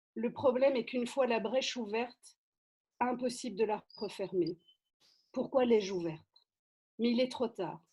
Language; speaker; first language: French; native; French